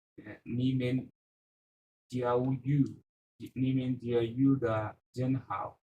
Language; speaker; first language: Chinese; non-native, learner; Bangla